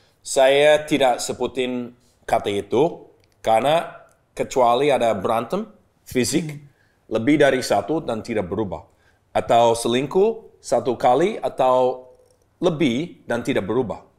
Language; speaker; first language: Indonesian; non-native, learner; English